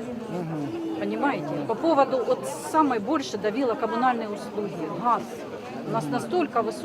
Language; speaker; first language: Russian; native; Russian